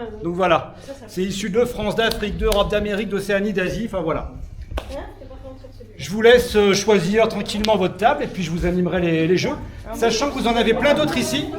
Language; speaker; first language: French; native; French